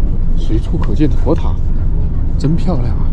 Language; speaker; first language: Chinese; native; Chinese